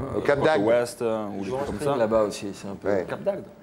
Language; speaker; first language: French; native; French